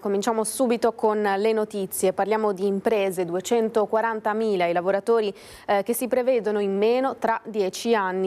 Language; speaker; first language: Italian; native; Italian